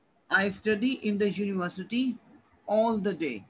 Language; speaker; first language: English; non-native, local second language; Hindi